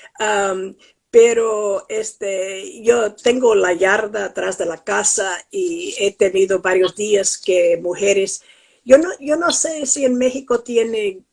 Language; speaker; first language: Spanish; non-native, fluent; English